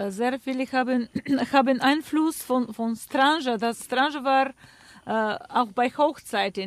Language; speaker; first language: German; non-native, fluent; Bulgarian